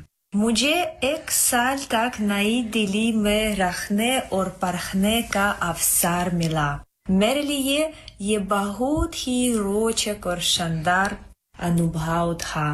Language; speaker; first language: Hindi; non-native, fluent; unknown